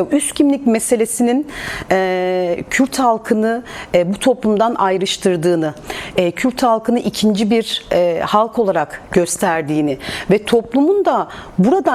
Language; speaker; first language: Turkish; native; Turkish